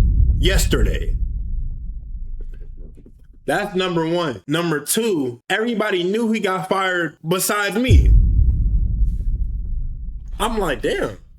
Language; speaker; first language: English; native; English